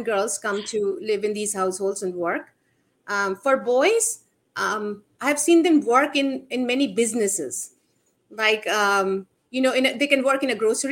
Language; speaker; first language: English; non-native, local second language; Bangla